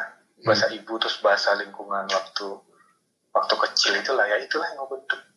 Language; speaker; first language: Indonesian; non-native, local second language; Minangkabau